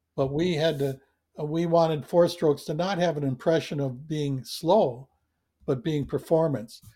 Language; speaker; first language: English; native; English